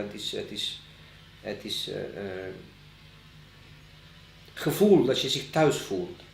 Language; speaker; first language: Dutch; non-native, fluent; Bosnian